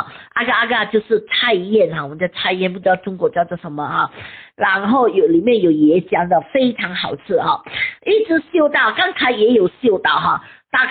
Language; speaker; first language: Chinese; native; Chinese